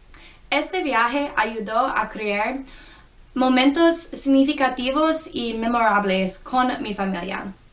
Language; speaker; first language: Spanish; non-native, learner; English